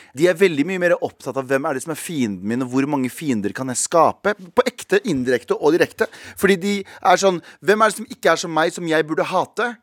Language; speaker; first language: Norwegian; early bilingual, other home language; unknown